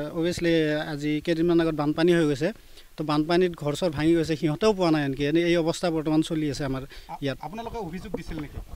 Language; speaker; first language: Assamese; native; Assamese